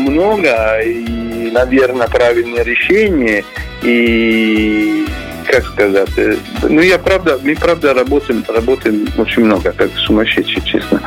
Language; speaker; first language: Russian; non-native, learner; Italian